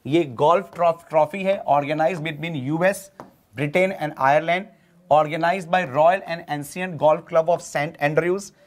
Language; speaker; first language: Hindi; native; Hindi